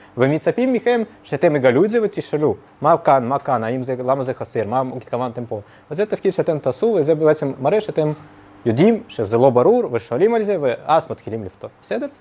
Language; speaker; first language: Hebrew; non-native, fluent; Russian